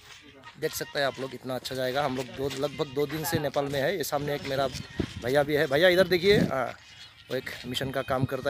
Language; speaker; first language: Hindi; non-native, local second language; Bangla